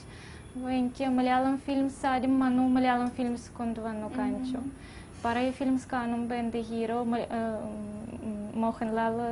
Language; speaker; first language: Malayalam; non-native, fluent; Russian